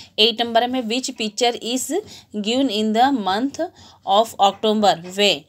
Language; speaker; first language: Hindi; non-native, local second language; Gujarati